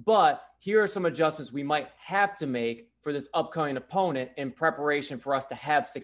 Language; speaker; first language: English; native; English